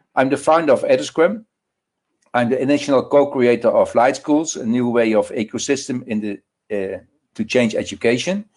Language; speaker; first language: English; non-native, learner; Dutch